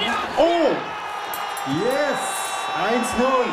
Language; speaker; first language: German; non-native, learner; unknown